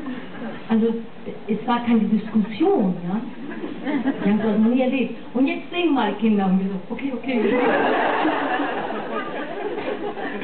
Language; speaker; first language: German; non-native, fluent; English